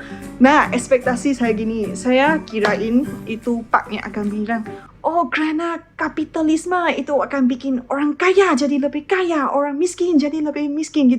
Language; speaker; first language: Indonesian; non-native, fluent; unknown